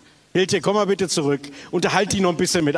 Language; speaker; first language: German; native; German